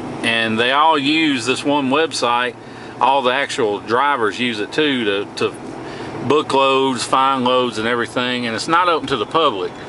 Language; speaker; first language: English; native; English